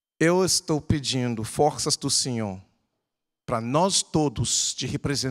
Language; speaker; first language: Portuguese; non-native, fluent; English